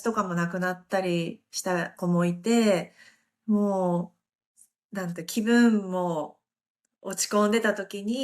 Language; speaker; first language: Japanese; native; Japanese